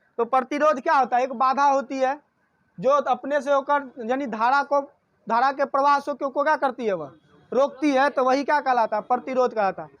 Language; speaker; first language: Hindi; native; Hindi